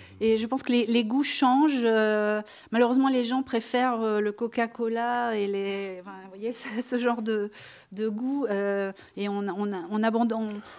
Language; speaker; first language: French; native; French